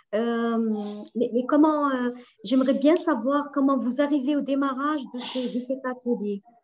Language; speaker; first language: French; non-native, local second language; Arabic